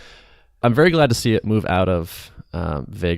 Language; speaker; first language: English; native; English